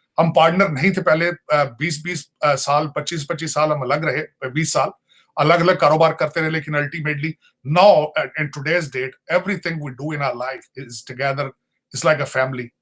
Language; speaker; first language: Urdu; non-native, local second language; Punjabi